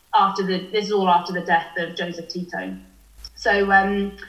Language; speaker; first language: English; native; English